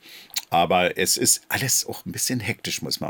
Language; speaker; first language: German; native; German